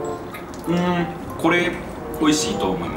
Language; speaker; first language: Japanese; non-native, learner; Spanish